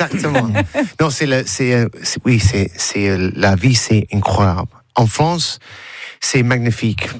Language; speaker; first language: French; non-native, learner; English